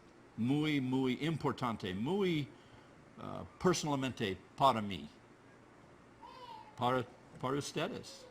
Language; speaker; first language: Spanish; non-native, learner; English